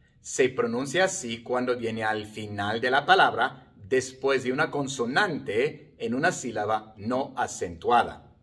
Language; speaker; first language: Spanish; non-native, fluent; English